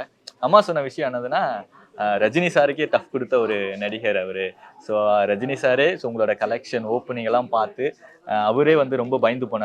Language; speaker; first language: Tamil; native; Tamil